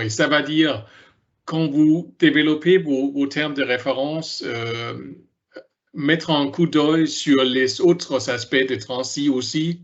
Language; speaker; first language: French; non-native, learner; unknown